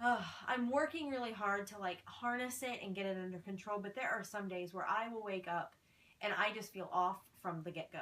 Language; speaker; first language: English; native; English